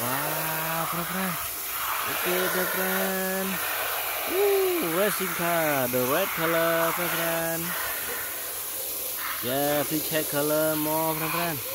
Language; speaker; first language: English; non-native, learner; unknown